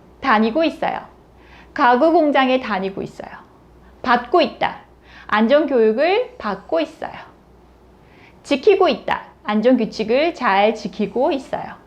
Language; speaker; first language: Korean; native; Korean